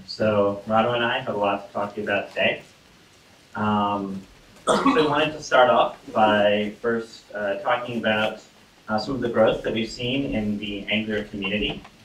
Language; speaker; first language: English; native; English